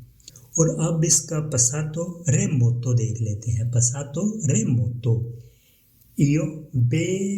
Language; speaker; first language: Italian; non-native, learner; Urdu